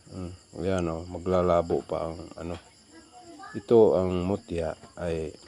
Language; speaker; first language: Filipino; non-native, local second language; Cebuano